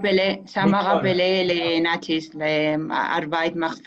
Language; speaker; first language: French; non-native, fluent; Spanish